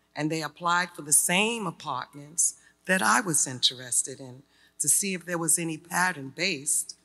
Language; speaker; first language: English; native; English